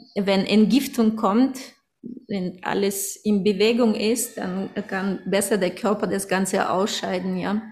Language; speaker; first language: German; early bilingual, other home language; Russian